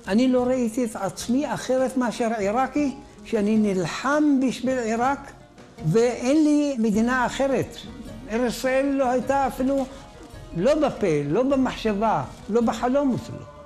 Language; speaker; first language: Hebrew; non-native, fluent; Arabic